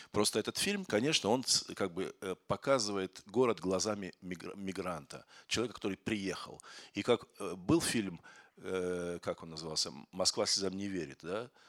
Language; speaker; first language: Russian; native; Russian